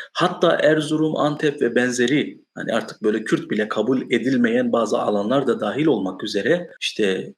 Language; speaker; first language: Turkish; non-native, local second language; Kurdish